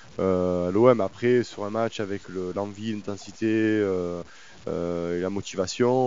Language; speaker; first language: French; native; French